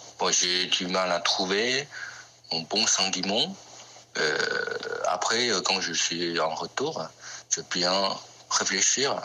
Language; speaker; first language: French; non-native, fluent; Chinese